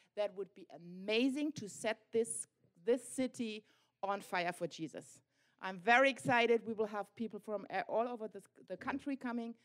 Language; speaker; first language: English; non-native, fluent; German